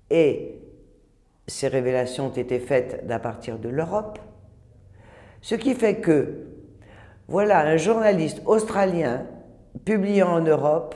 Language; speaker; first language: French; native; French